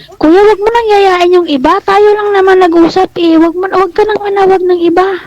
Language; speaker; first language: Filipino; non-native, local second language; Cebuano